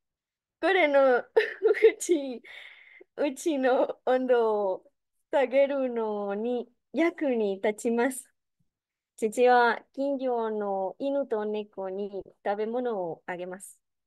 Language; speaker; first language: Japanese; non-native, learner; Spanish